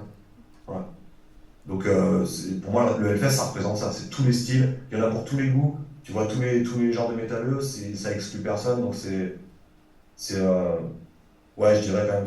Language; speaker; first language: French; native; French